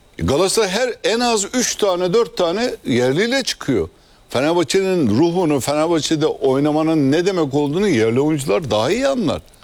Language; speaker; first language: Turkish; native; Turkish